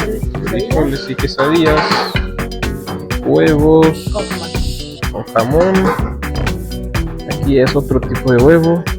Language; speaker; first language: Spanish; non-native, learner; Haitian Creole